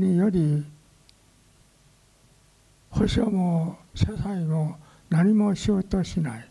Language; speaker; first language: Japanese; non-native, local second language; Korean